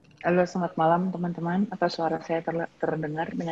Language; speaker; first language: Indonesian; native; Indonesian